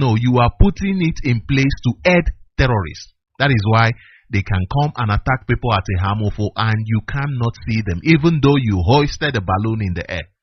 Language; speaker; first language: English; non-native, local second language; Igbo